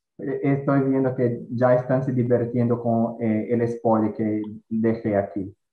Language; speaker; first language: Spanish; non-native, fluent; Portuguese